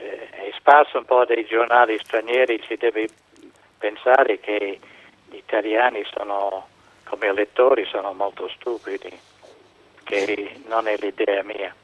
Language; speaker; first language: Italian; non-native, fluent; English